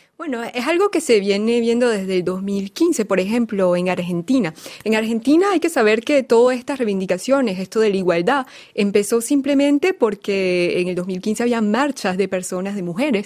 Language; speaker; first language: Spanish; native; Spanish